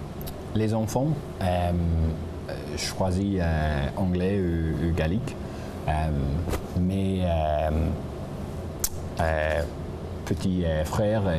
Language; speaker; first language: French; non-native, learner; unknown